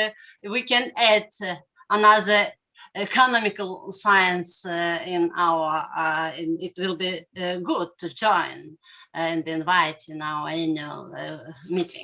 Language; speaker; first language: English; non-native, learner; Russian